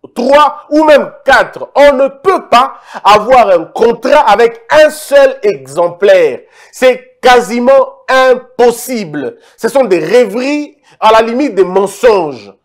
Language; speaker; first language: French; non-native, local second language; Lingala